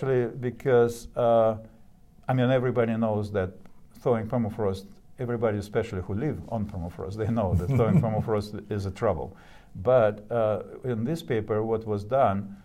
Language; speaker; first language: English; non-native, fluent; Russian